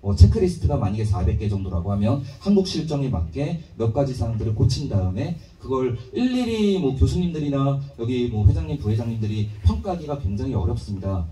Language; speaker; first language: Korean; native; Korean